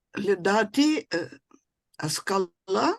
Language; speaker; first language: Hebrew; non-native, fluent; Russian